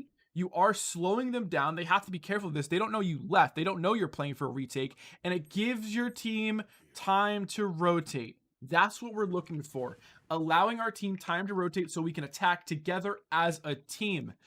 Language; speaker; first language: English; native; English